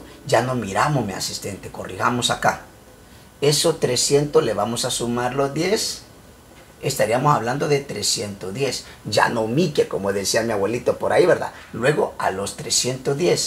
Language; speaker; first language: Spanish; native; Spanish